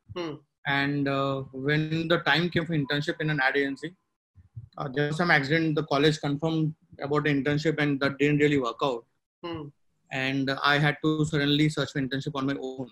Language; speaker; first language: English; non-native, local second language; Telugu